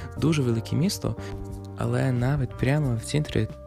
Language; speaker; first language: Ukrainian; non-native, fluent; English